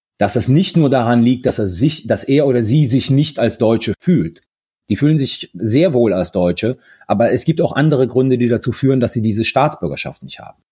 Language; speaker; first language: German; early bilingual, other home language; Italian